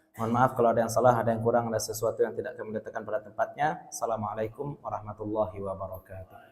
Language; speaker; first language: Malay; non-native, local second language; Minangkabau